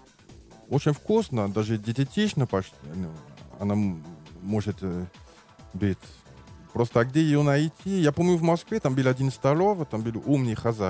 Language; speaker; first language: Russian; non-native, learner; French